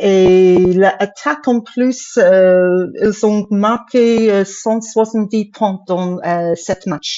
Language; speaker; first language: French; non-native, fluent; English